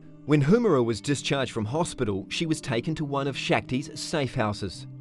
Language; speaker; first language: English; native; English